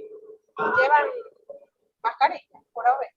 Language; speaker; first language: Spanish; native; Spanish